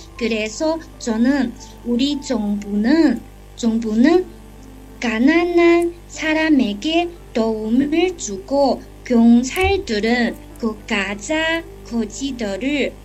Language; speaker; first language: Korean; non-native, learner; Chinese